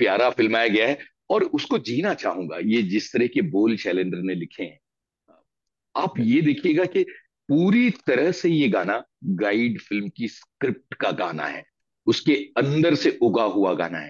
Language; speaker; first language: Hindi; native; Hindi